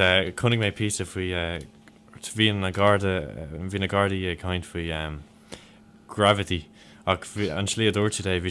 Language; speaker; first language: Irish; non-native, local second language; English